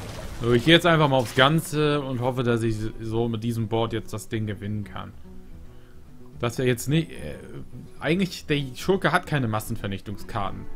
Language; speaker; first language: German; native; German